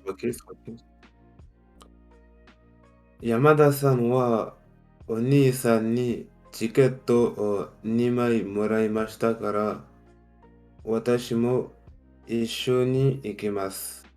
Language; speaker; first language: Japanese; non-native, learner; French